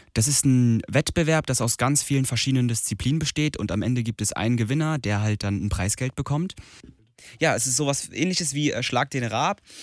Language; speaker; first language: German; native; German